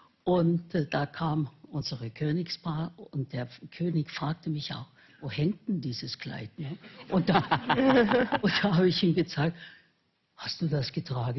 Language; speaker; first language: German; non-native, fluent; Norwegian